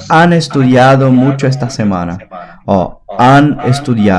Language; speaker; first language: Spanish; non-native, fluent; Portuguese